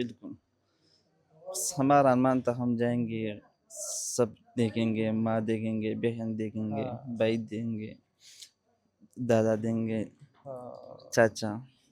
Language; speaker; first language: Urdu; non-native, local second language; Pashto